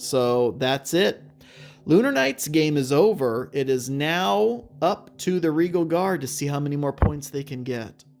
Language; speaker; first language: English; native; English